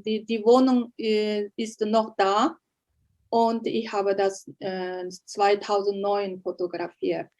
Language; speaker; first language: German; non-native, learner; Uyghur